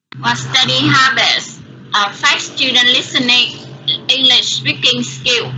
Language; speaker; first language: English; non-native, learner; Vietnamese